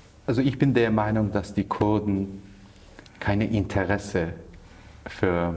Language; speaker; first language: German; non-native, fluent; Kurdish